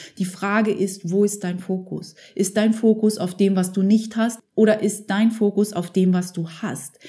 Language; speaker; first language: German; early bilingual, other home language; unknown